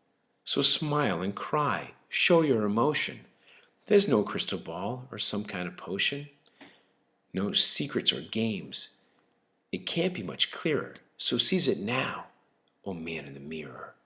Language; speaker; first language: English; native; English